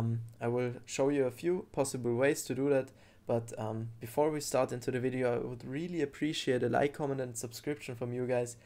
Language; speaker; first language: English; non-native, fluent; German